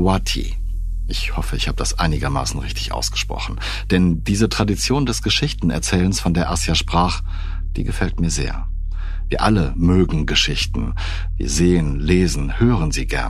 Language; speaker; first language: German; native; German